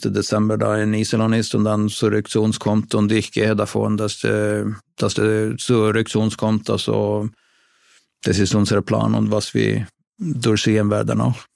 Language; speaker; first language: German; non-native, fluent; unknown